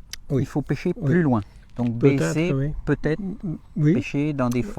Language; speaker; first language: French; native; French